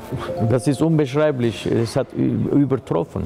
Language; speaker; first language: German; non-native, fluent; Armenian